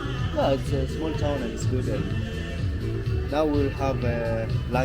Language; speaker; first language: English; non-native, fluent; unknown